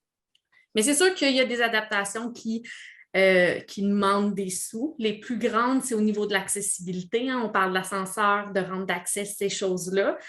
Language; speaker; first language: French; native; French